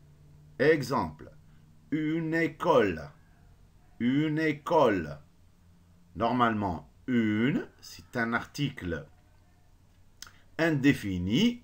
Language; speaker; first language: French; non-native, local second language; Arabic